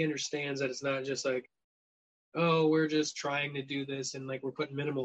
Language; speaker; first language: English; native; English